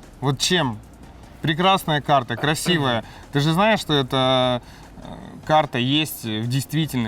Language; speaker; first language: Russian; native; Russian